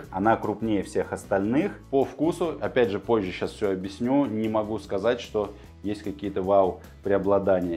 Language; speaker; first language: Russian; native; Russian